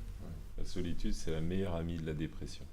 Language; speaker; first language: French; native; French